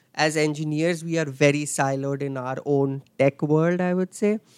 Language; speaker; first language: English; non-native, local second language; Hindi